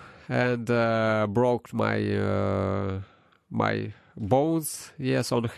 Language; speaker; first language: English; non-native, learner; Ukrainian